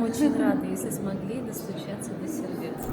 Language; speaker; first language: Russian; non-native, local second language; Tatar